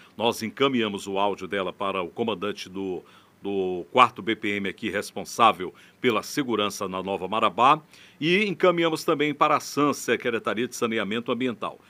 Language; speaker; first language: Portuguese; native; Portuguese